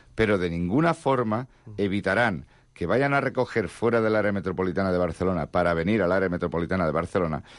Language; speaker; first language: Spanish; non-native, local second language; Catalan